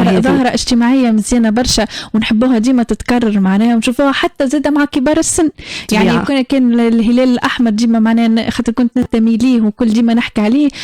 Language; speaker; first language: Arabic; native; Arabic